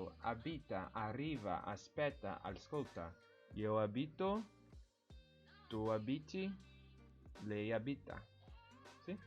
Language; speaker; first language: Italian; non-native, learner; Portuguese